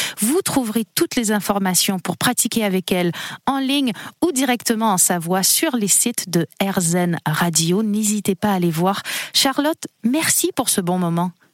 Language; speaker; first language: French; native; French